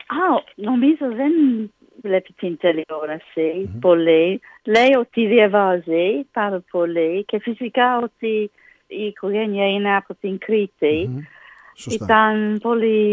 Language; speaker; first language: Greek; non-native, learner; English